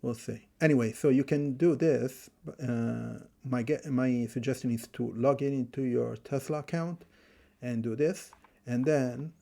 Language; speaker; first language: English; non-native, fluent; Italian